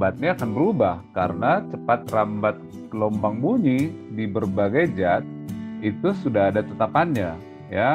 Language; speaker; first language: Indonesian; native; Indonesian